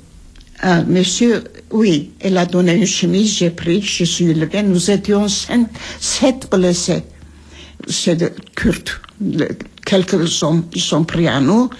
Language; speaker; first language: French; early bilingual, other home language; Armenian